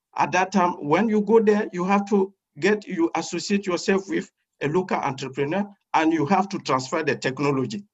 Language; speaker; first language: English; non-native, fluent; French